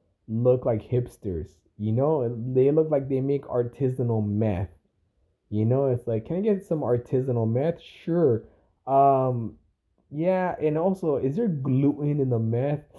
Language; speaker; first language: English; early bilingual, other home language; Spanish